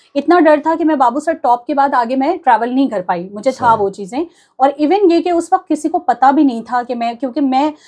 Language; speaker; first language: Urdu; native; Urdu